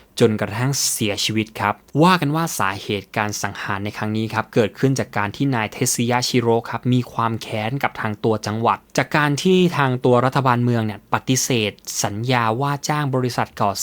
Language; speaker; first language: Thai; native; Thai